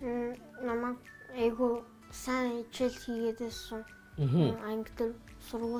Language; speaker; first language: Mongolian; early bilingual, heritage; Mongolian